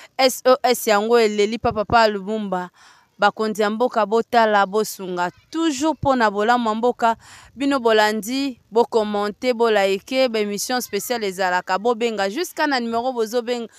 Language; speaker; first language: Lingala; native; Lingala